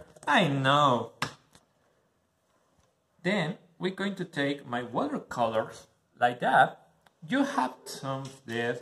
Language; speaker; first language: English; non-native, learner; Spanish